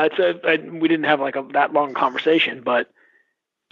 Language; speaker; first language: English; native; English